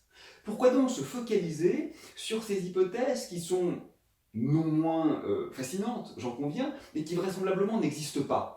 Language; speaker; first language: French; native; French